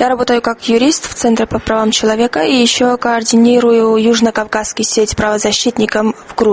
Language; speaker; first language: Russian; non-native, fluent; Georgian